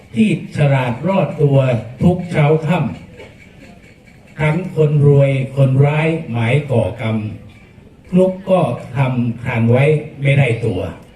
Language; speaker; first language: Thai; native; Thai